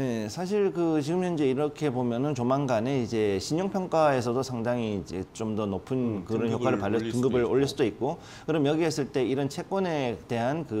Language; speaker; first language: Korean; native; Korean